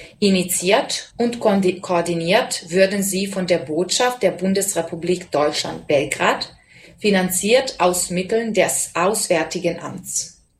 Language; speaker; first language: German; non-native, fluent; Serbian